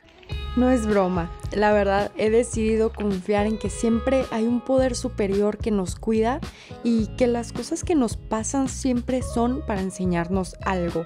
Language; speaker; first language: Spanish; native; Spanish